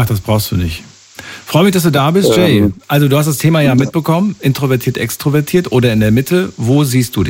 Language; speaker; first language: German; native; German